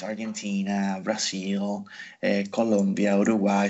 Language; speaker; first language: English; non-native, fluent; Spanish